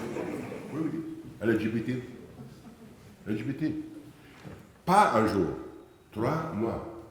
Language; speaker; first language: French; non-native, fluent; Italian